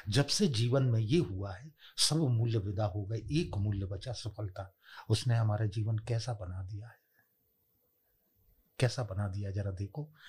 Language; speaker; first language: Hindi; native; Hindi